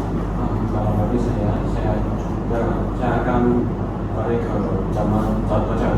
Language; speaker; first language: Indonesian; non-native, local second language; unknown